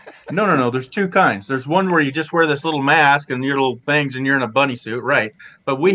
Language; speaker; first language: English; native; English